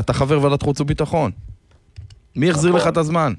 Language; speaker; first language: Hebrew; native; Hebrew